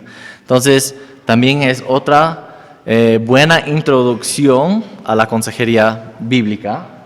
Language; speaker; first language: Spanish; non-native, fluent; English